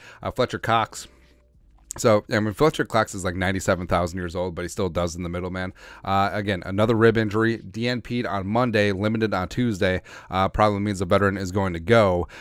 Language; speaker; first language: English; native; English